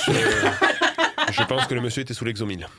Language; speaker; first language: French; native; French